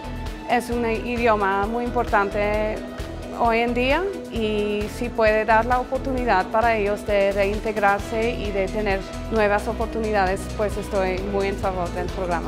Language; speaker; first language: Spanish; non-native, fluent; English